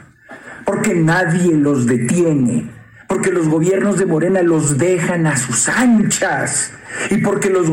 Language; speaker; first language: Spanish; native; Spanish